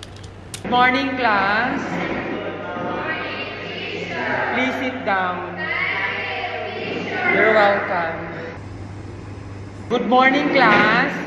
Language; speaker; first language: English; non-native, local second language; Filipino